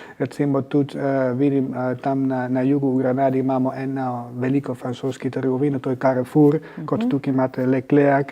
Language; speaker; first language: Slovenian; non-native, fluent; Spanish